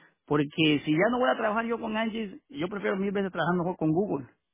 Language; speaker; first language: Spanish; native; Spanish